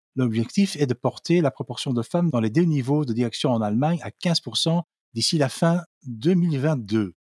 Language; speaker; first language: French; non-native, local second language; Dutch